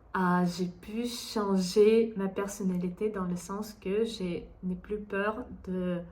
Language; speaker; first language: French; non-native, fluent; Russian